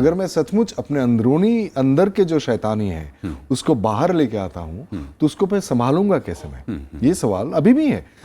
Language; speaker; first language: Hindi; non-native, local second language; Assamese